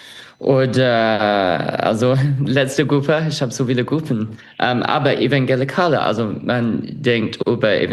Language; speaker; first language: German; non-native, fluent; English